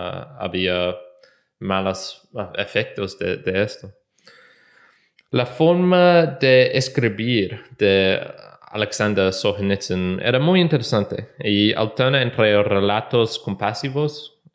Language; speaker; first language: Spanish; non-native, learner; English